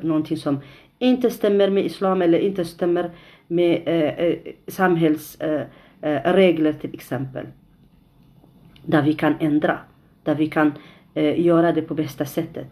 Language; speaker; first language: Swedish; non-native, fluent; Arabic